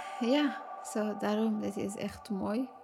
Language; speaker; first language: Dutch; non-native, learner; Arabic